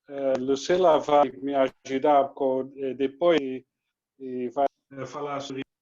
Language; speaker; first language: Portuguese; non-native, learner; Dutch